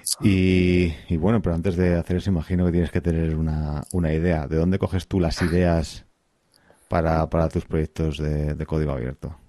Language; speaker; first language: Spanish; native; Spanish